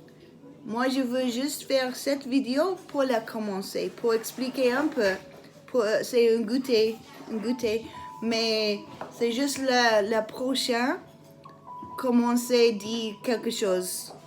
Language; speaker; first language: French; non-native, learner; English